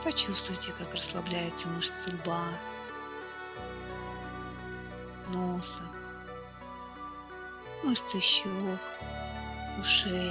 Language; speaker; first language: Russian; native; Russian